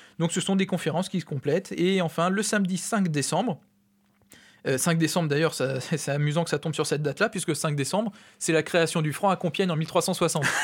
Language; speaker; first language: French; native; French